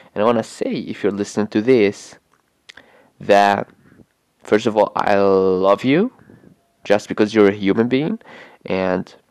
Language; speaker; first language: English; non-native, fluent; Arabic